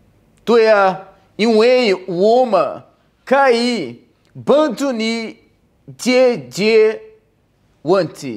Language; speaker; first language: Chinese; non-native, learner; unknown